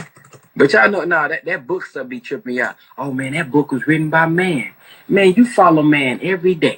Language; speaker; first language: English; native; English